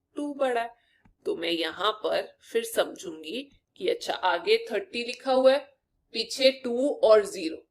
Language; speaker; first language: Hindi; non-native, local second language; Punjabi